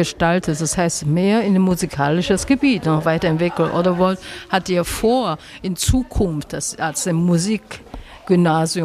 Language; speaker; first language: German; non-native, learner; Chinese